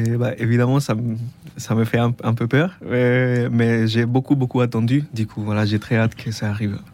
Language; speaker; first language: French; non-native, fluent; Spanish